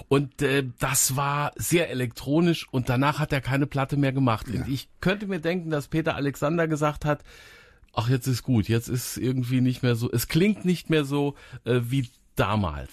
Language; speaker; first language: German; native; German